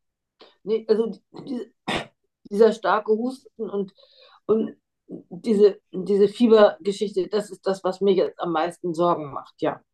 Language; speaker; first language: German; native; German